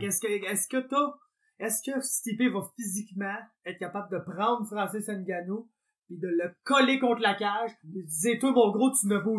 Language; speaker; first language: French; native; French